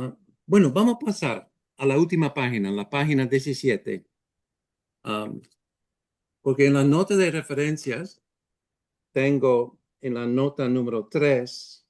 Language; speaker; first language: Spanish; non-native, fluent; English